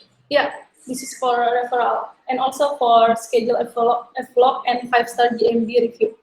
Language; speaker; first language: English; non-native, learner; Indonesian